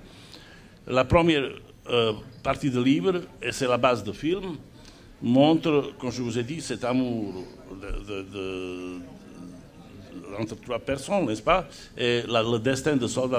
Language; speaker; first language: French; non-native, fluent; Serbian